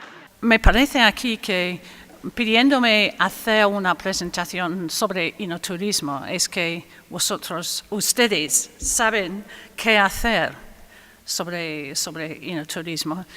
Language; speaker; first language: Spanish; non-native, fluent; English